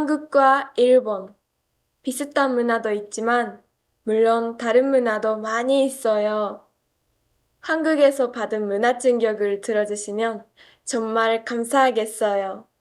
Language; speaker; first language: Korean; non-native, fluent; Japanese